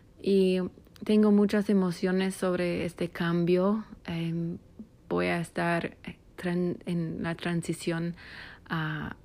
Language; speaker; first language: Spanish; non-native, fluent; English